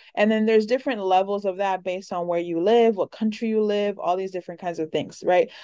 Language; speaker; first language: English; early bilingual, other home language; Spanish